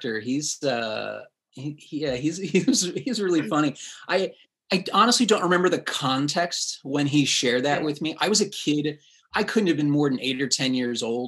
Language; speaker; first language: English; native; English